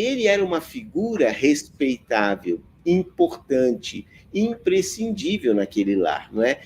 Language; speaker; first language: Portuguese; native; Portuguese